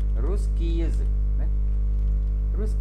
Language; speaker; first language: Russian; non-native, fluent; Vietnamese